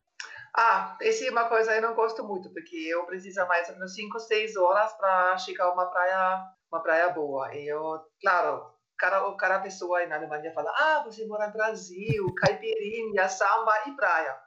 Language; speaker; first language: Portuguese; non-native, fluent; German